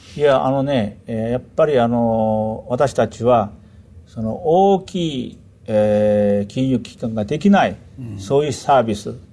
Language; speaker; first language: Japanese; non-native, fluent; Korean